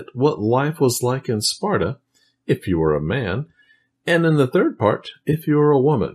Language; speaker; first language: English; native; English